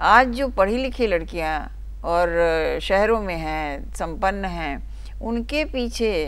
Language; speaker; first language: Hindi; native; Hindi